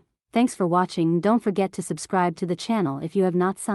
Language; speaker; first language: English; non-native, fluent; Russian